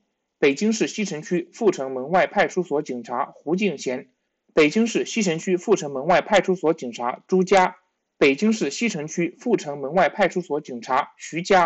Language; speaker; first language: Chinese; native; Chinese